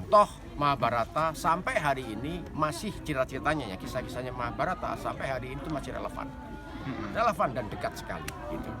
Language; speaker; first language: Indonesian; native; Indonesian